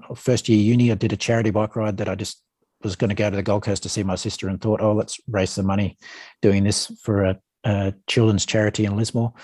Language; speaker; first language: English; native; English